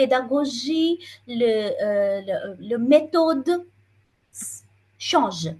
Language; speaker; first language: French; non-native, fluent; Bangla